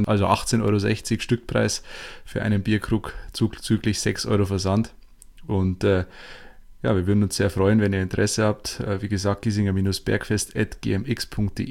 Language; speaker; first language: German; native; German